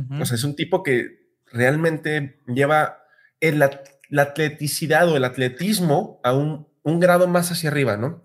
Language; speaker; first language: Spanish; native; Spanish